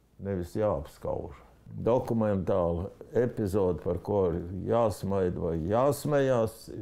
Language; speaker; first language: Latvian; native; Latvian